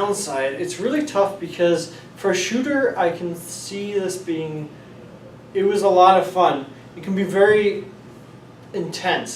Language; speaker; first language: English; native; English